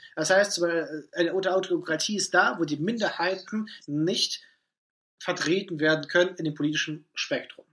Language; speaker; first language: German; non-native, fluent; Russian